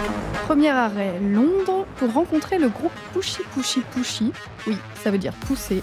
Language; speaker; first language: French; native; French